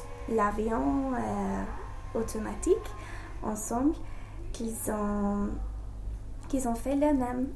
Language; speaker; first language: French; non-native, learner; English